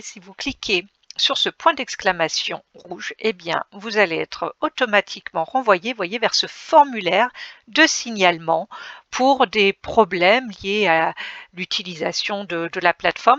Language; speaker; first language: French; native; French